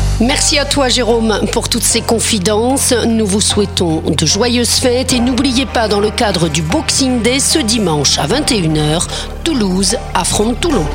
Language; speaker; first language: French; native; French